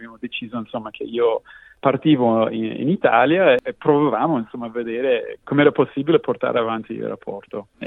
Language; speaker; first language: Italian; non-native, fluent; English